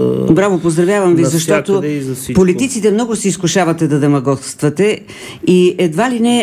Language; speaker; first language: Bulgarian; native; Bulgarian